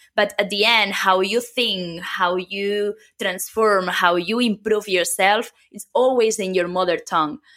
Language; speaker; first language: English; non-native, fluent; Catalan